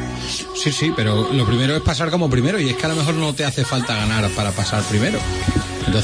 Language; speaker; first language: Spanish; native; Spanish